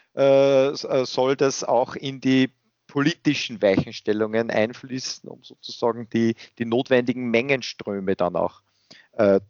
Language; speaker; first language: German; native; German